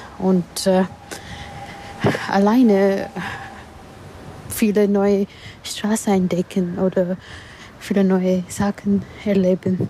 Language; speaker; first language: German; non-native, learner; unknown